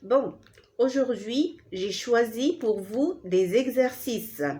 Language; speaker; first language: French; non-native, local second language; Arabic